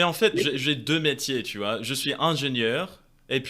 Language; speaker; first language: French; non-native, fluent; English